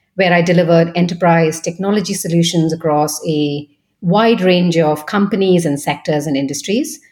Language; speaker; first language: English; non-native, local second language; Bangla